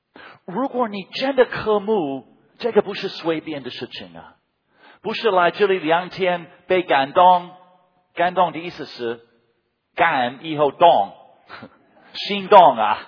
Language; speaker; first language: Chinese; non-native, fluent; English